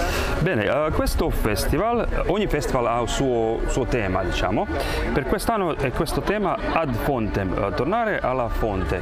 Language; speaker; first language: Italian; non-native, fluent; Croatian